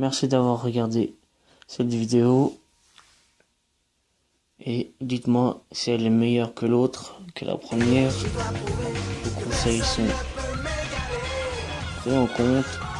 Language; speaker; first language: French; native; French